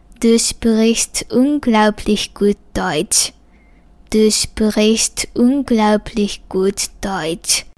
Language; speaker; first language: German; non-native, fluent; Japanese